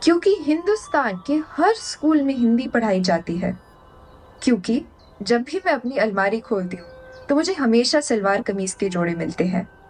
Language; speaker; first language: Hindi; native; Hindi